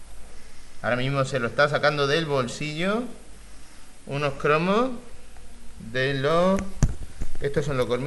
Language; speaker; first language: Spanish; native; Spanish